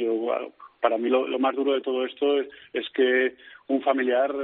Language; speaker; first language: Spanish; native; Spanish